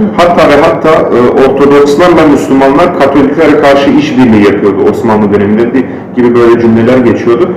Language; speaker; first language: Turkish; non-native, fluent; Bosnian